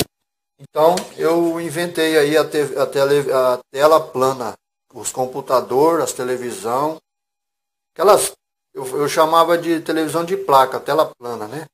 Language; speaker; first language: Portuguese; native; Portuguese